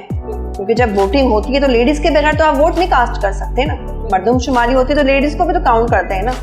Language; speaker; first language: Urdu; native; Urdu